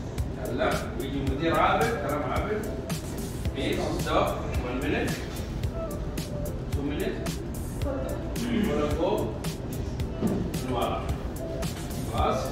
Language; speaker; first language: Arabic; non-native, learner; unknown